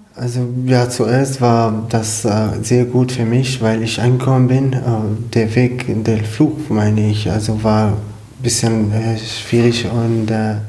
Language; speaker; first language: German; non-native, fluent; Arabic